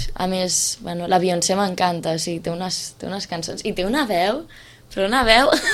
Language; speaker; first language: Catalan; non-native, fluent; Romanian